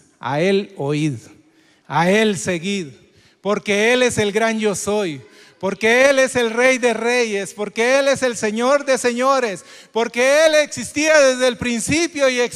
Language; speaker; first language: Spanish; native; Spanish